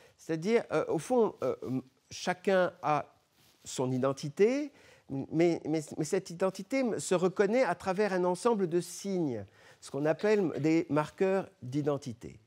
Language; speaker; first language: French; early bilingual, other home language; Arabic